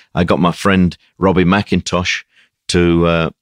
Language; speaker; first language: English; native; English